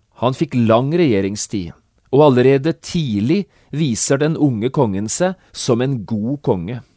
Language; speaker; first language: Norwegian; native; Norwegian